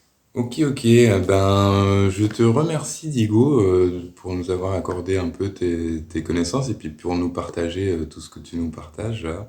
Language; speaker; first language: French; native; French